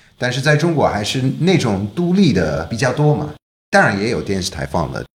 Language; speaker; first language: Chinese; non-native, fluent; English